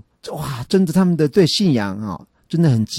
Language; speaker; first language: Chinese; native; Chinese